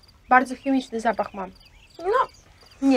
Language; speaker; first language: Polish; non-native, fluent; Russian